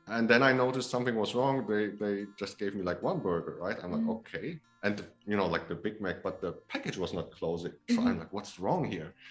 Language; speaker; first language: English; non-native, fluent; Polish